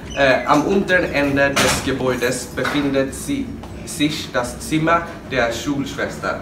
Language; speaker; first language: German; non-native, learner; Swedish